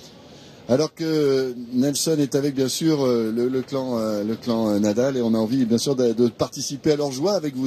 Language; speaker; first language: French; native; French